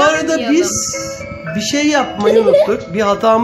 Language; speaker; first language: Turkish; native; Turkish